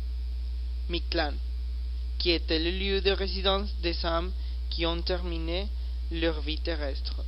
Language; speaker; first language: French; non-native, learner; Spanish